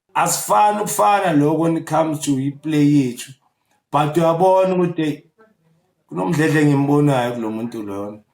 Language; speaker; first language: Zulu; native; Zulu